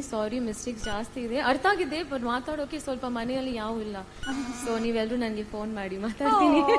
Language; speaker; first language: Kannada; non-native, learner; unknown